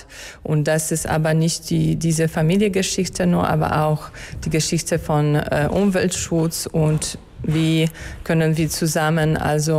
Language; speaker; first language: German; non-native, fluent; Polish